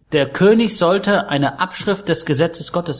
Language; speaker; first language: German; native; German